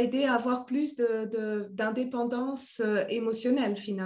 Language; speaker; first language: French; native; French